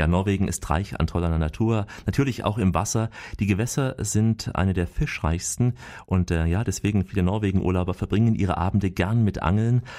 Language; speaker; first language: German; native; German